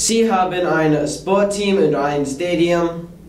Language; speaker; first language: German; non-native, learner; English